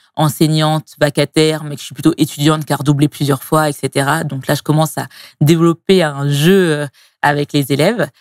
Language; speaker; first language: French; native; French